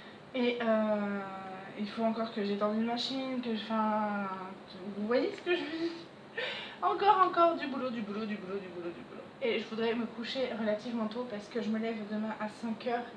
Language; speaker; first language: French; native; French